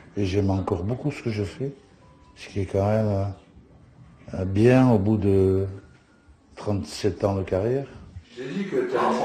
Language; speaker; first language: French; native; French